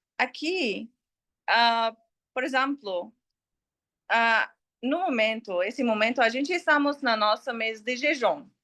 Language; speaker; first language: Portuguese; non-native, learner; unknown